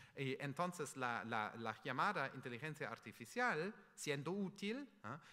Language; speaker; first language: Spanish; non-native, fluent; German